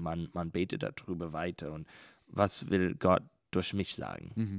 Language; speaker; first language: German; non-native, learner; English